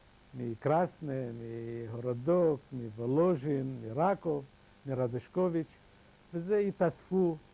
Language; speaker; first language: Hebrew; non-native, fluent; Yiddish